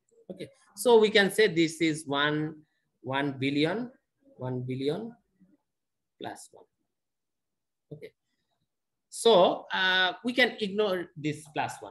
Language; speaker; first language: English; non-native, local second language; Bangla